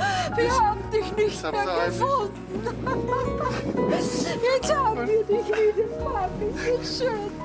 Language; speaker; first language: German; native; German